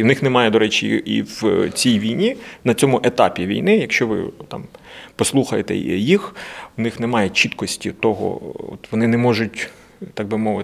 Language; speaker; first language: Ukrainian; native; Ukrainian